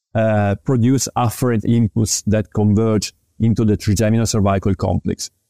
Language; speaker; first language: English; non-native, fluent; Italian